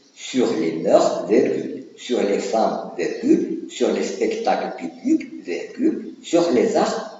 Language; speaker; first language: French; non-native, local second language; Arabic